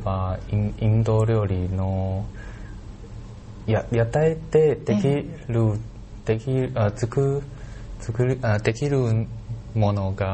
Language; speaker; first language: Japanese; non-native, learner; Chinese